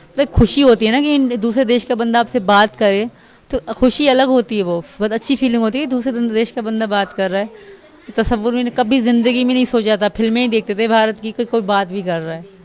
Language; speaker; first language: Urdu; non-native, local second language; Sindhi